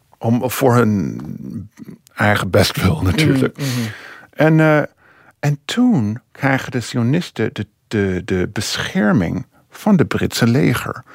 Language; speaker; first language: Dutch; non-native, fluent; English